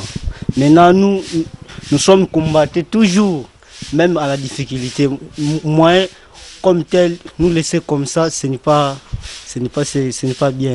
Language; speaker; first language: French; non-native, learner; Lingala